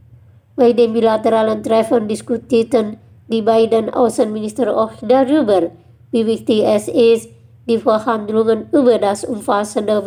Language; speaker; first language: German; non-native, fluent; Indonesian